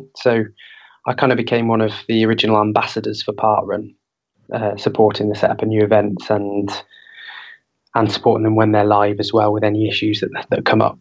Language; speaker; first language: English; native; English